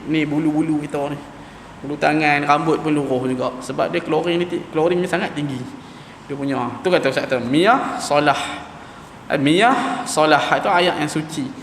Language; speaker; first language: Malay; native; Malay